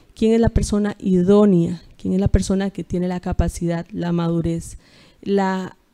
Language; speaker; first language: Spanish; native; Spanish